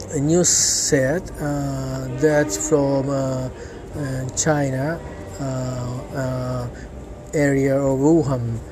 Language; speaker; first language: English; non-native, learner; Japanese